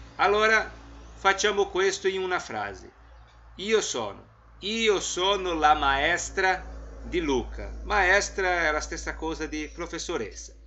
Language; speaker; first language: Italian; non-native, fluent; Portuguese